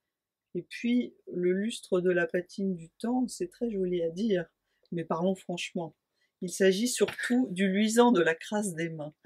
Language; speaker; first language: French; native; French